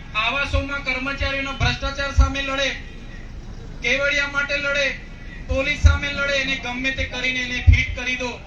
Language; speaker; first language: Gujarati; non-native, local second language; Vasavi